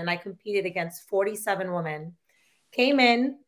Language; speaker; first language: English; non-native, local second language; Filipino